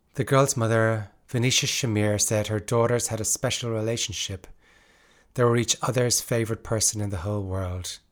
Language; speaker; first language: English; native; English